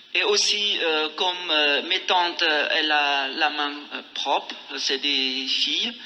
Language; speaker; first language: French; non-native, fluent; Khmer